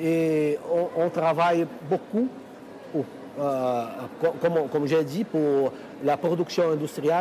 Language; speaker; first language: French; non-native, fluent; Portuguese